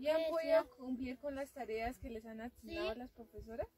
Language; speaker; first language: Spanish; native; Spanish